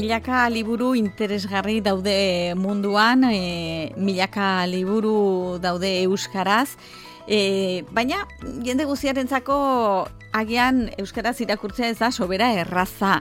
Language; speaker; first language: Basque; native; Basque